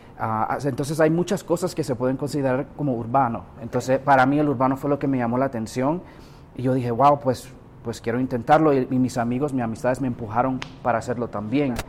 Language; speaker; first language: Spanish; early bilingual, heritage; Spanish